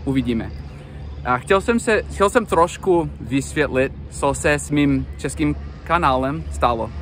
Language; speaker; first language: Czech; non-native, learner; English